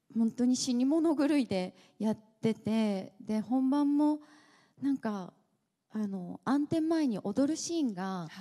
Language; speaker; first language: Japanese; native; Japanese